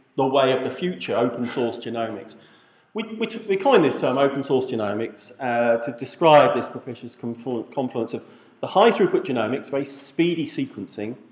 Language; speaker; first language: English; native; English